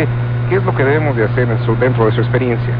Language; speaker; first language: Spanish; native; Spanish